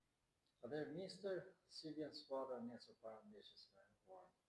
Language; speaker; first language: Albanian; native; Albanian